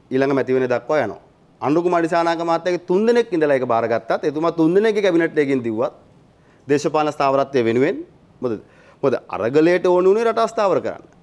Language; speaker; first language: Sinhala; native; Sinhala